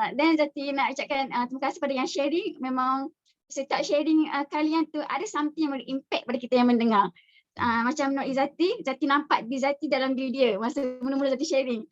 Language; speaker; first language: Malay; native; Malay